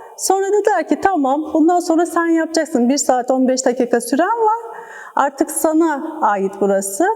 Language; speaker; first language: Turkish; native; Turkish